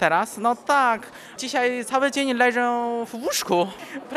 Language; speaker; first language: Polish; non-native, learner; Chinese